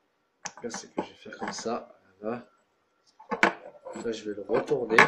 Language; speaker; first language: French; native; French